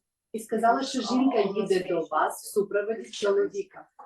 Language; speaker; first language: Ukrainian; non-native, local second language; Russian